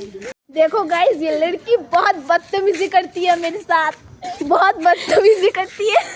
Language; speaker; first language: Hindi; non-native, local second language; Bangla